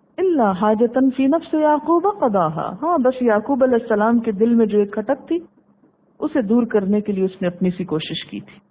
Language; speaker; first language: Urdu; native; Urdu